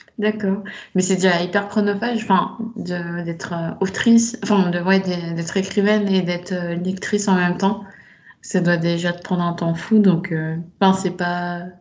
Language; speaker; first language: French; native; French